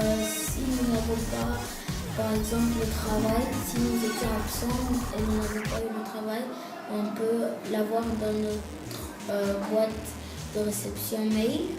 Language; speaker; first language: French; non-native, fluent; Arabic